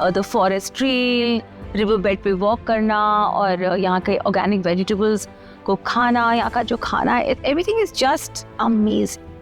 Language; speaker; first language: Hindi; native; Hindi